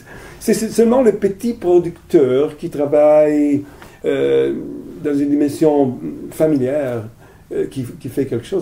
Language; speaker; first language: French; non-native, fluent; Italian